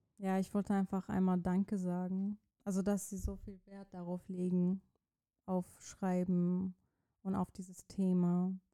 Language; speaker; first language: German; non-native, fluent; Persian